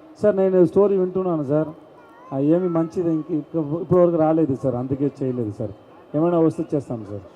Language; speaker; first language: Telugu; non-native, learner; Tamil